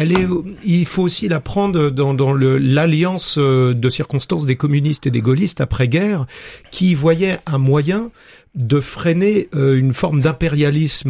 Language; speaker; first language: French; native; French